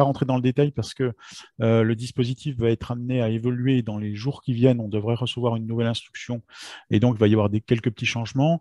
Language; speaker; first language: French; native; French